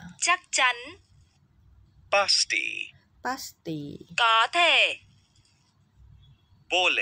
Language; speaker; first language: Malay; non-native, learner; Vietnamese